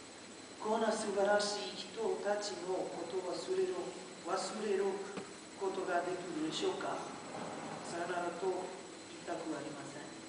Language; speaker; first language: Japanese; non-native, learner; Portuguese